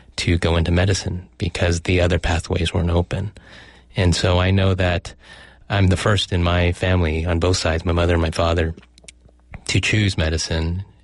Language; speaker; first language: English; early bilingual, other home language; Chinese